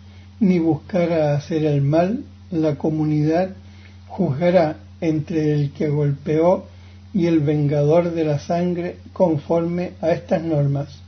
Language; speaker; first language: Spanish; native; Spanish